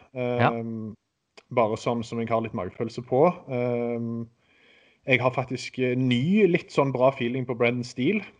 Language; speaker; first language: Norwegian; native; Norwegian